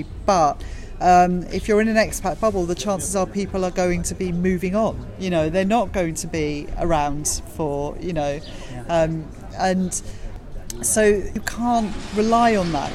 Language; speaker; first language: English; native; English